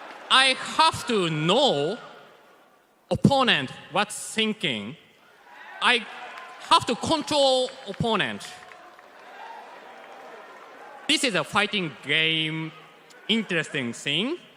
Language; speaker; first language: English; non-native, learner; Japanese